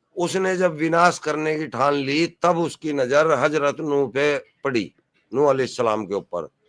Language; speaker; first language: Urdu; native; Urdu